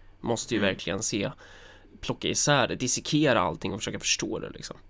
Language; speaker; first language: Swedish; native; Swedish